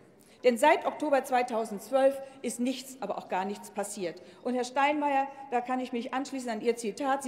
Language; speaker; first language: German; native; German